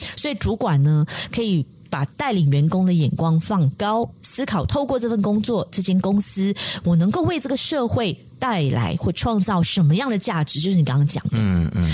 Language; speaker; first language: Chinese; native; Chinese